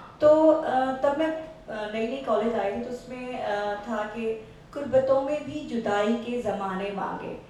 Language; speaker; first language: Urdu; non-native, local second language; Saraiki